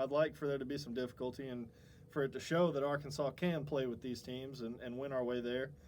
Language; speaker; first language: English; native; English